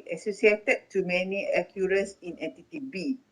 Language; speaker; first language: English; non-native, local second language; Malay